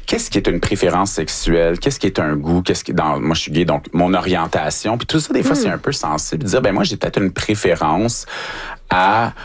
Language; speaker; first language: French; native; French